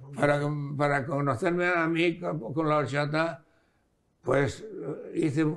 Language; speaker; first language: Spanish; native; Spanish